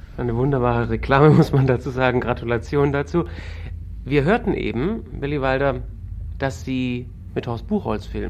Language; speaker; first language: German; native; German